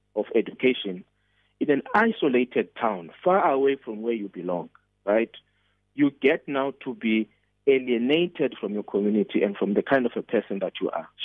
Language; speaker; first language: English; non-native, local second language; Xhosa